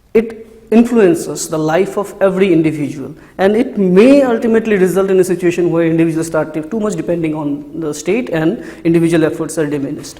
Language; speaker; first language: English; non-native, local second language; Assamese